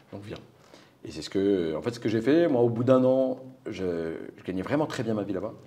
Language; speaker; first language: French; native; French